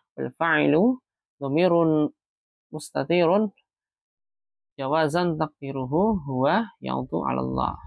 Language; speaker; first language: Arabic; non-native, fluent; Indonesian